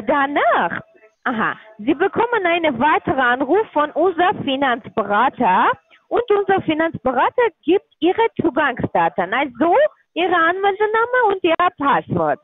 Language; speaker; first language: German; non-native, learner; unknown